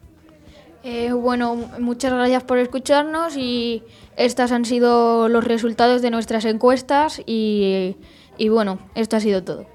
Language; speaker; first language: Spanish; native; Spanish